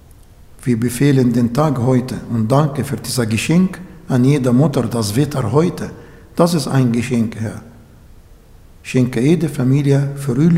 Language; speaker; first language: German; non-native, learner; Arabic